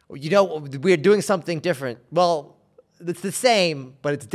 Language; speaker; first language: English; native; English